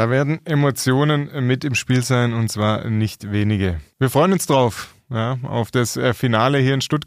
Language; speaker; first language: German; native; German